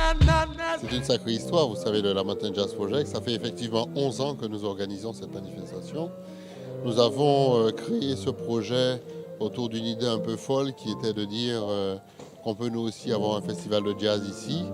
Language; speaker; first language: French; native; French